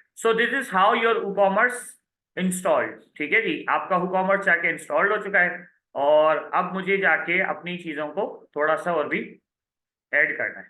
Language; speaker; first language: Urdu; native; Urdu